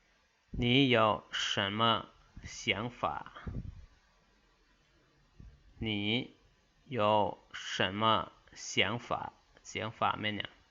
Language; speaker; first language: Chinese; non-native, fluent; Lao